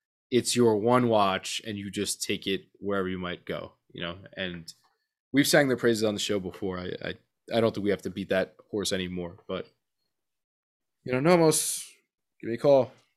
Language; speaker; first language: English; native; English